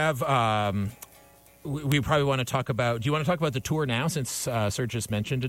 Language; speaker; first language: English; native; English